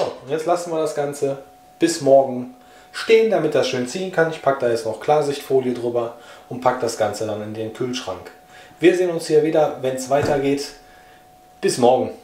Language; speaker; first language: German; native; German